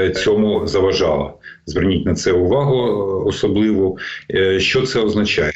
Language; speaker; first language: Ukrainian; native; Ukrainian